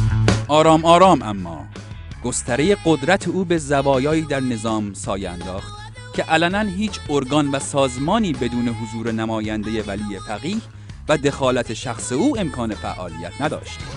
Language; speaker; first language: Persian; native; Persian